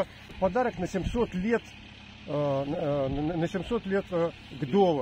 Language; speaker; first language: Russian; native; Russian